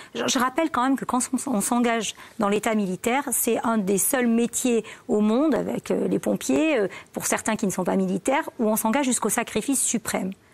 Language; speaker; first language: French; native; French